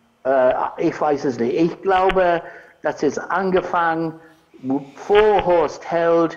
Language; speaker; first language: German; non-native, fluent; English